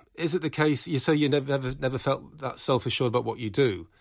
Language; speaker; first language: English; native; English